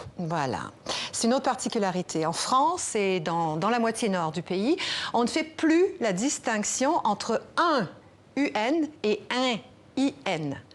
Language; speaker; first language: French; native; French